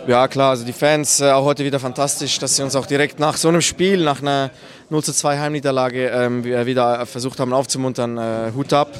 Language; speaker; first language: German; native; German